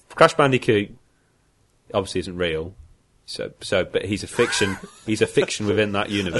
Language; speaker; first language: English; native; English